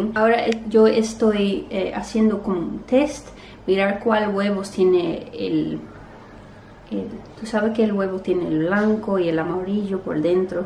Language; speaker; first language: Spanish; early bilingual, heritage; Spanish